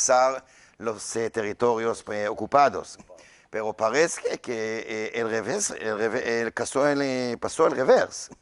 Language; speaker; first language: Spanish; non-native, learner; Hebrew